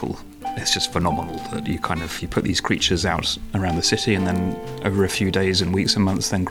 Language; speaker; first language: English; native; English